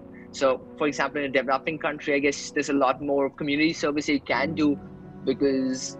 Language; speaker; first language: English; non-native, local second language; Hindi